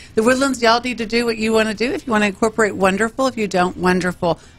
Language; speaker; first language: English; native; English